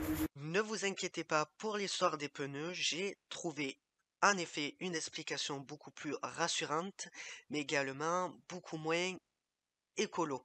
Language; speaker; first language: French; native; French